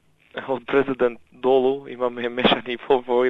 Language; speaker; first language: Macedonian; early bilingual, heritage; Macedonian